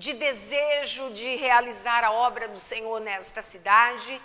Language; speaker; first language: Portuguese; native; Portuguese